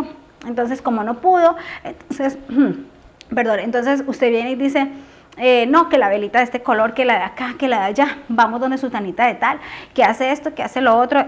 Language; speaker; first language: Spanish; native; Spanish